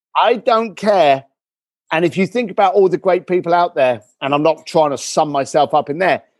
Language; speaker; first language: English; native; English